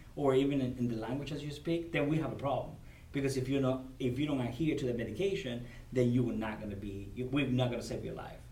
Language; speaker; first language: English; non-native, fluent; Spanish